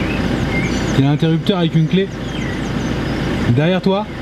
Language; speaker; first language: French; native; French